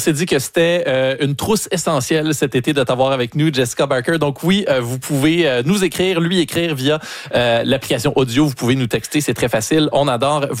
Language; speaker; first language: French; native; French